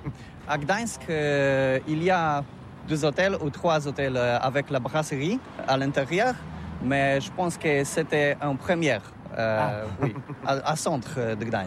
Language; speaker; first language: French; non-native, learner; Polish